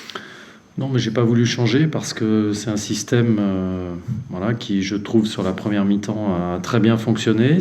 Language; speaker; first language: French; native; French